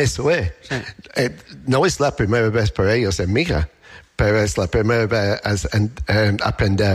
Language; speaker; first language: Spanish; non-native, learner; English